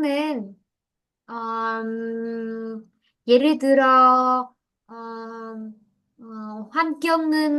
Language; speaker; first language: Korean; non-native, learner; Vietnamese